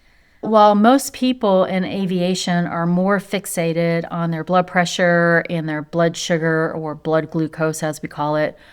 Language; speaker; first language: English; native; English